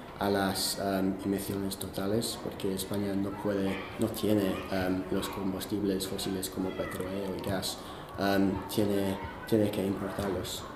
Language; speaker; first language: Spanish; non-native, fluent; English